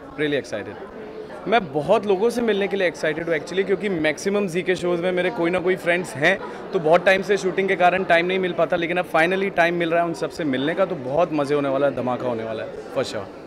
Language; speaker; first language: Hindi; native; Hindi